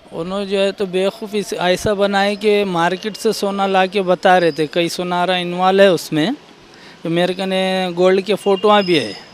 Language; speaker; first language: Hindi; non-native, local second language; Marathi